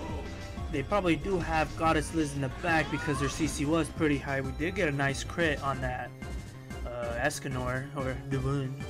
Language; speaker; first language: English; native; English